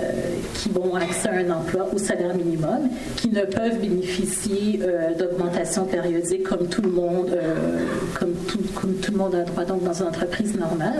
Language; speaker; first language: French; native; French